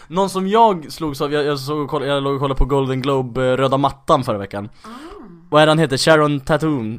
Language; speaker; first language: Swedish; native; Swedish